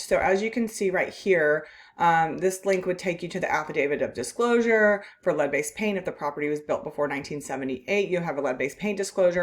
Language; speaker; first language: English; native; English